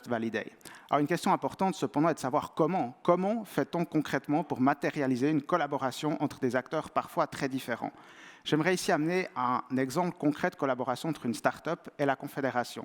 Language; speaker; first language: French; native; French